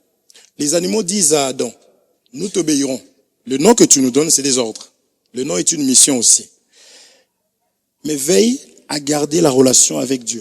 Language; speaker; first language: French; non-native, local second language; Lingala